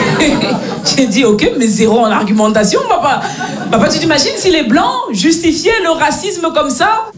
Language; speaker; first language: French; native; French